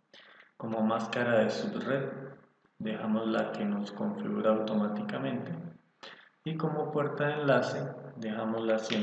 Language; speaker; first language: Spanish; native; Spanish